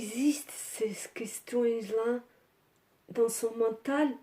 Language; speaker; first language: French; non-native, learner; Portuguese